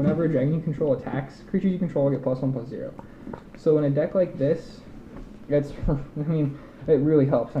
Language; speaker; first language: English; native; English